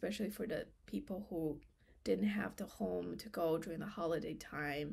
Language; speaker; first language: English; non-native, fluent; Chinese